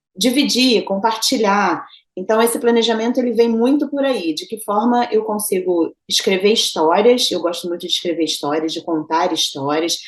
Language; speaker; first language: Portuguese; native; Portuguese